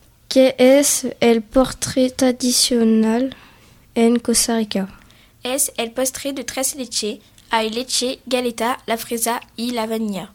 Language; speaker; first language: Spanish; non-native, learner; French